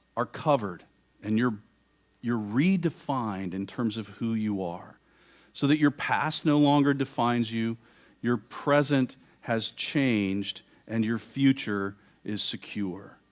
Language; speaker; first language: English; native; English